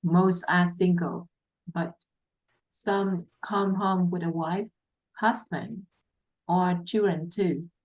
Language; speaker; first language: English; non-native, fluent; Vietnamese